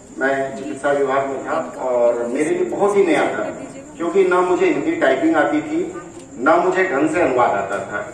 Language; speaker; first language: Hindi; native; Hindi